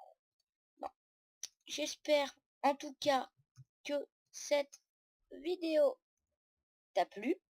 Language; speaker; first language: French; native; French